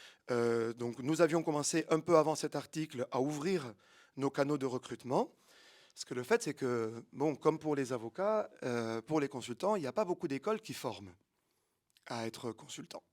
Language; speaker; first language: French; native; French